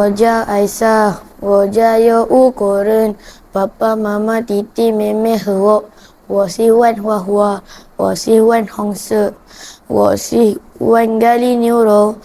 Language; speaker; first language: Chinese; non-native, learner; Malay